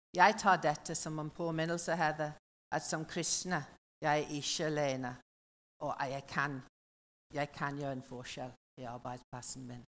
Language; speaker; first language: Norwegian; non-native, learner; English